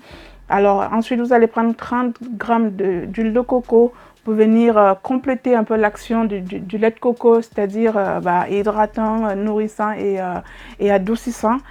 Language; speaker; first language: French; native; French